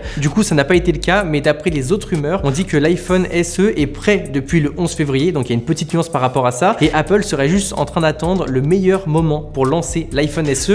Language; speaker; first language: French; native; French